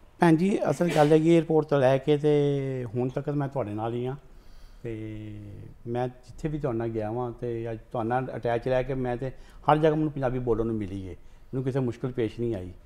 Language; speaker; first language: Punjabi; native; Punjabi